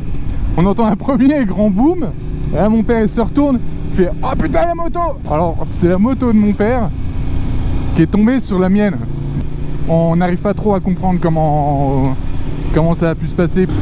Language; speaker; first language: French; native; French